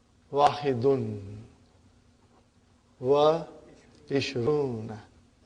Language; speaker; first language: Arabic; non-native, fluent; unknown